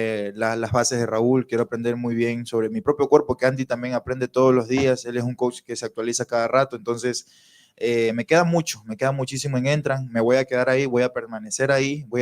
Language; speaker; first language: Spanish; native; Spanish